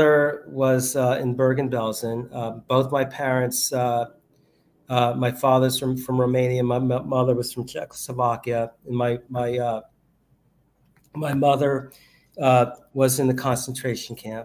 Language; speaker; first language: English; native; English